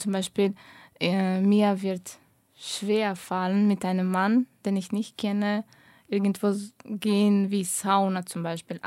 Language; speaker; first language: German; non-native, fluent; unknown